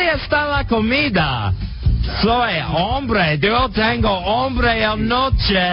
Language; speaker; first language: Spanish; non-native, learner; English